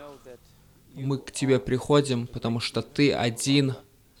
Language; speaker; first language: Russian; early bilingual, heritage; Russian